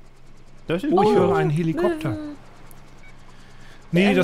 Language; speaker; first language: German; native; German